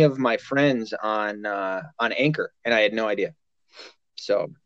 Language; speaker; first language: English; native; English